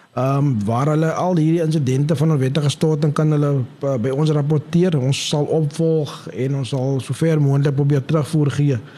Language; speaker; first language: Afrikaans; native; Afrikaans